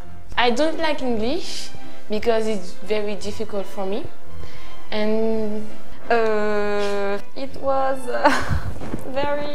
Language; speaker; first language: English; non-native, learner; French